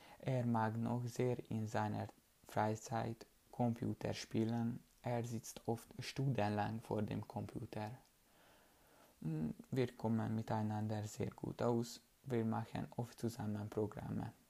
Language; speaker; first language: German; non-native, learner; Hungarian